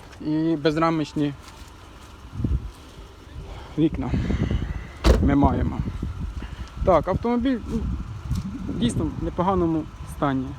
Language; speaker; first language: Ukrainian; native; Ukrainian